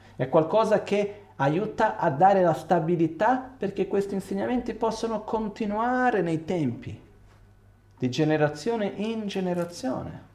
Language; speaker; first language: Italian; non-native, fluent; Portuguese